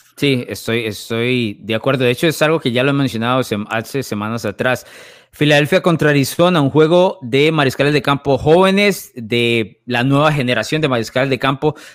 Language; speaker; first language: Spanish; native; Spanish